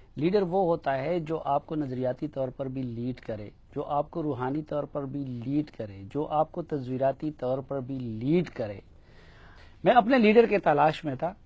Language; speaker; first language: Urdu; non-native, local second language; Pashto